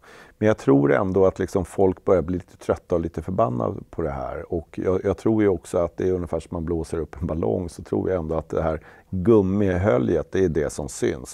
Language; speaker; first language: Swedish; native; Swedish